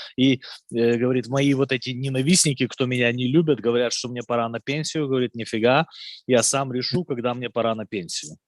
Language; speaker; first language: Russian; native; Russian